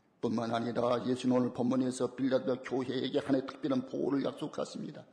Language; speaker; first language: Korean; native; Korean